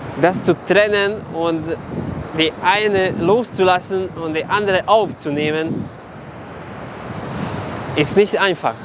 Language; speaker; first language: German; non-native, fluent; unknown